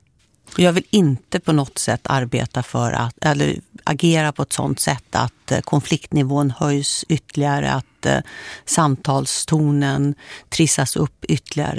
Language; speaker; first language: Swedish; native; Swedish